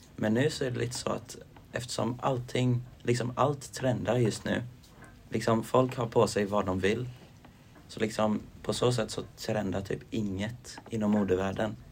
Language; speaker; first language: Swedish; native; Swedish